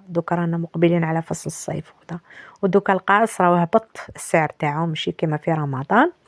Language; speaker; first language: Arabic; native; Arabic